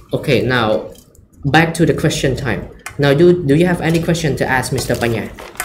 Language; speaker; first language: English; non-native, fluent; Khmer